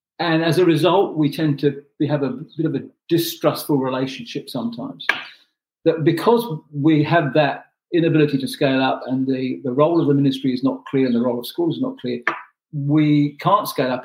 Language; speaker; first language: English; non-native, local second language; Urdu